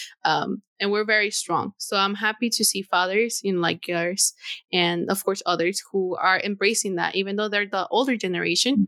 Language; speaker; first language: English; non-native, fluent; Spanish